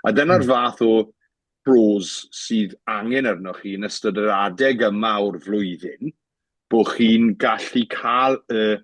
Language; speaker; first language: Welsh; native; Welsh